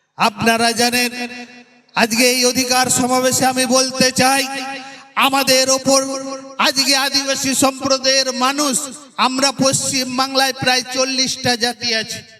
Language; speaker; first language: Bangla; non-native, local second language; Santali